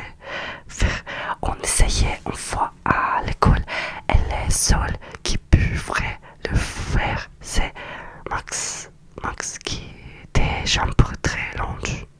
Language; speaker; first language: French; non-native, learner; Russian